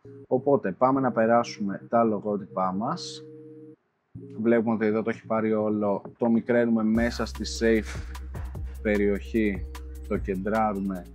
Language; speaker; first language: Greek; native; Greek